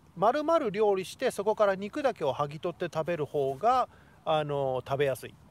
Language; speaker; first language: Japanese; native; Japanese